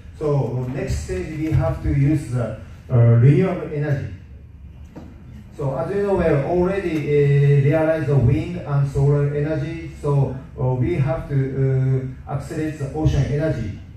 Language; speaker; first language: English; non-native, learner; Japanese